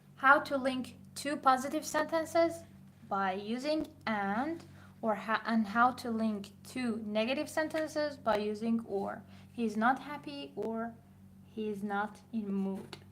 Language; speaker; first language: English; non-native, fluent; Persian